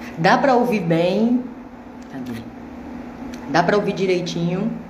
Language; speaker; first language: Portuguese; native; Portuguese